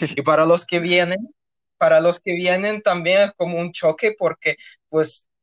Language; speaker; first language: Spanish; non-native, fluent; Russian